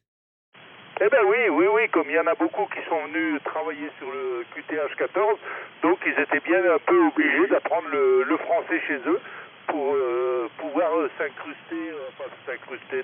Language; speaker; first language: French; native; French